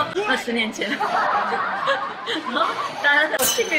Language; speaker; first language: Chinese; native; Chinese